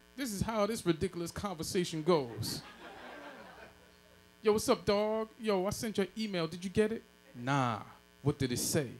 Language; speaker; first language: English; native; English